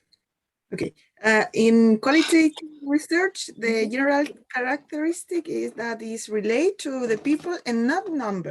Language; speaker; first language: English; non-native, learner; Spanish